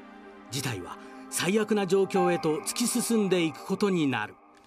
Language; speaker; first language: Japanese; native; Japanese